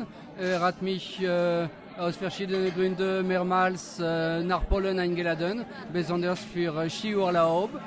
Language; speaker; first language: German; non-native, fluent; French